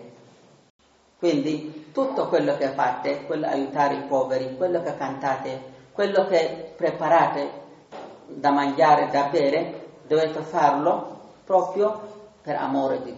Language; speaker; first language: Italian; non-native, learner; Tigrinya